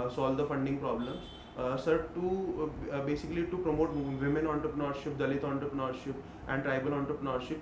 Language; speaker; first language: English; non-native, local second language; Hindi